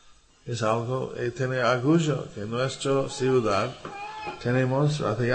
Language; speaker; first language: Spanish; non-native, learner; English